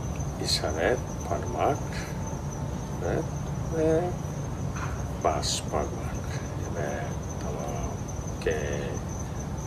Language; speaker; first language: Turkish; non-native, learner; Japanese